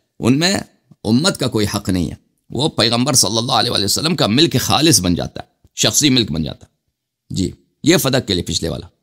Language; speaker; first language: Urdu; non-native, fluent; Persian